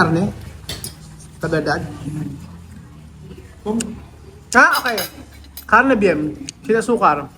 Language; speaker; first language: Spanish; non-native, learner; Filipino